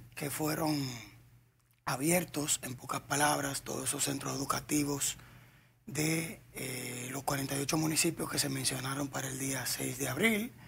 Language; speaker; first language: Spanish; native; Spanish